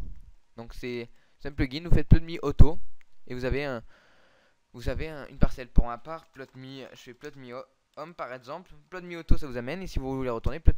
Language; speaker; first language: French; native; French